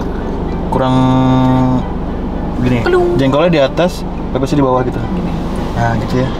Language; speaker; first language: Indonesian; native; Indonesian